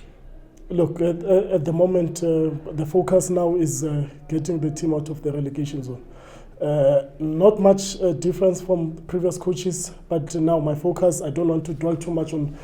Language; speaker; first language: English; non-native, local second language; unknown